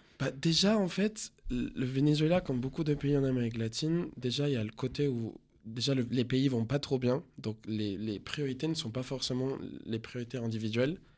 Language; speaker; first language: French; non-native, fluent; Spanish